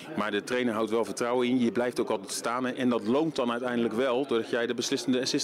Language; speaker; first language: Dutch; native; Dutch